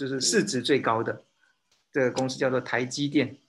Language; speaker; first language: Chinese; native; Chinese